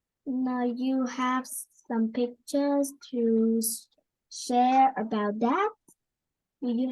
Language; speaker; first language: English; non-native, learner; Vietnamese